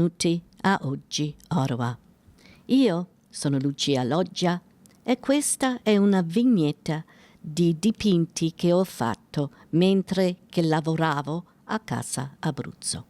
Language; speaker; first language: Italian; early bilingual, heritage; Italian